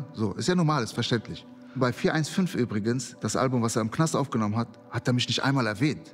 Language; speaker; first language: German; early bilingual, other home language; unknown